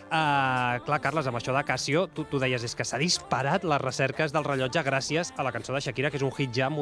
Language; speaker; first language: Catalan; native; Catalan